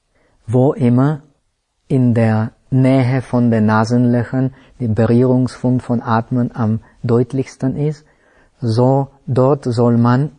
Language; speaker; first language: German; non-native, fluent; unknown